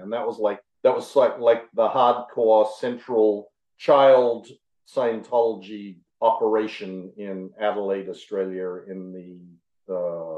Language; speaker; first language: English; native; English